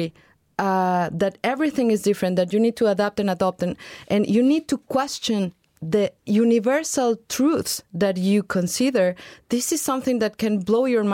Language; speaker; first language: English; non-native, fluent; Spanish